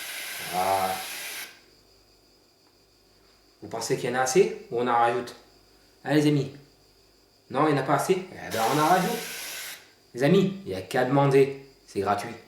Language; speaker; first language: French; native; French